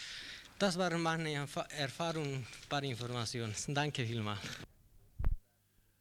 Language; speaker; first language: German; non-native, learner; Spanish